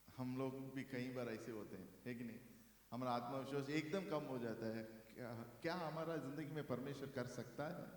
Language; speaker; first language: Hindi; non-native, local second language; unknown